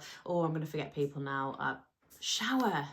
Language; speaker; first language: English; native; English